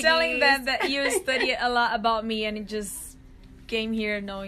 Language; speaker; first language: English; non-native, fluent; Portuguese